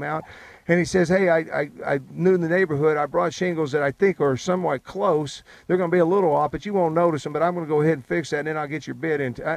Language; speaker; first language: English; native; English